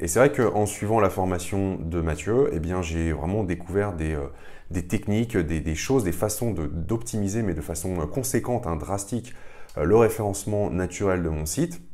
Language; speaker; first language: French; native; French